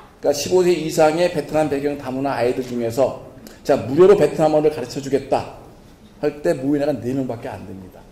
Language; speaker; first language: Korean; native; Korean